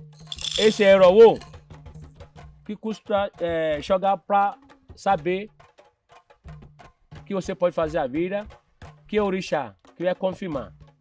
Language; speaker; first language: Portuguese; non-native, learner; Yoruba